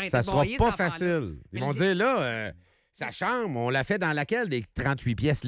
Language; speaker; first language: French; native; French